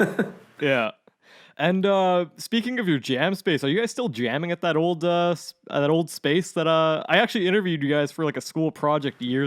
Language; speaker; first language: English; native; English